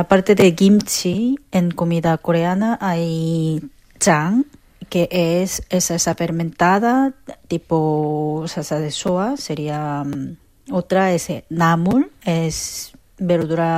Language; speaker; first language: Spanish; non-native, learner; Korean